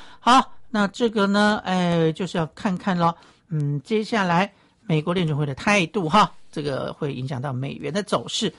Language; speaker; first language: Chinese; native; Chinese